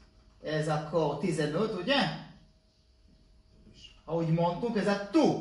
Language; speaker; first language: Hungarian; non-native, learner; Hebrew